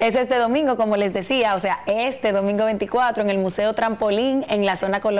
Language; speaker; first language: Spanish; native; Spanish